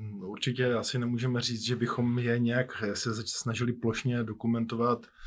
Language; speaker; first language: Czech; native; Czech